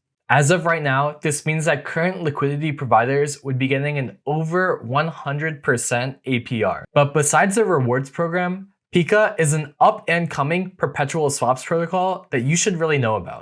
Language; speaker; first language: English; native; English